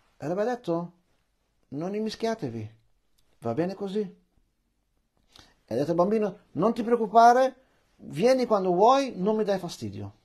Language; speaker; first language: Italian; early bilingual, other home language; Persian